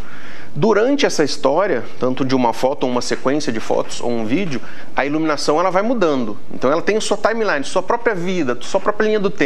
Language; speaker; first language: Portuguese; native; Portuguese